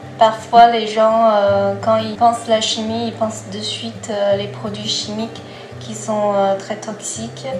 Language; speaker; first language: French; non-native, fluent; Chinese